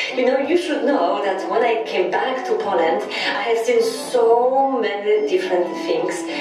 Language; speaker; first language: English; non-native, fluent; Polish